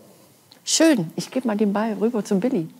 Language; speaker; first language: German; native; German